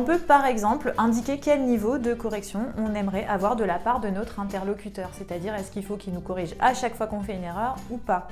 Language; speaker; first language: French; native; French